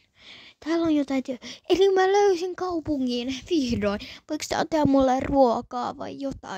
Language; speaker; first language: Finnish; early bilingual, other home language; Polish